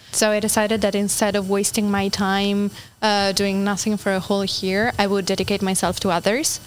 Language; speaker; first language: English; non-native, fluent; Italian